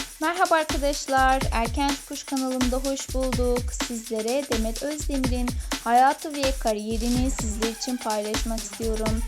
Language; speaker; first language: Turkish; native; Turkish